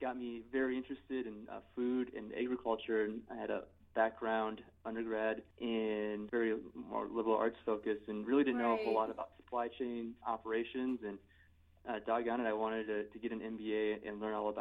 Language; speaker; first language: English; native; English